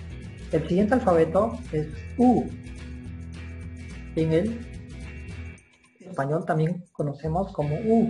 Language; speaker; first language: Spanish; non-native, local second language; Quechua